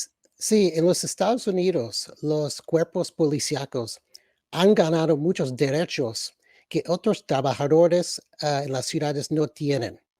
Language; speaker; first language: Spanish; early bilingual, other home language; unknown